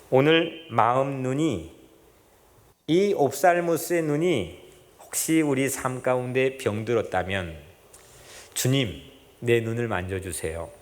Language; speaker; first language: Korean; native; Korean